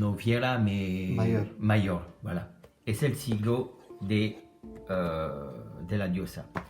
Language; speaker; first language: Spanish; non-native, learner; French